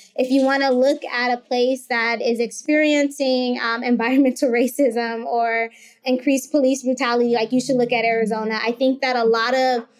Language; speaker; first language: English; native; English